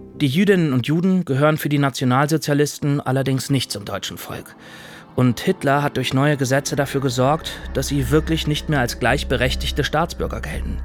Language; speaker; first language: German; native; German